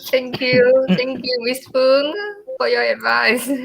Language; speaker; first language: English; non-native, learner; Vietnamese